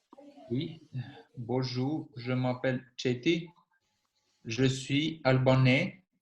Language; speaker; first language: French; non-native, learner; Albanian